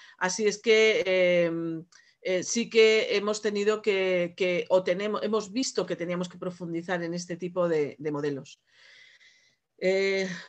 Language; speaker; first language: Spanish; native; Spanish